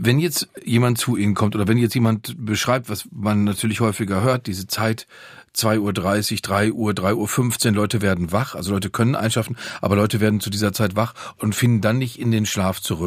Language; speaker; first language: German; native; German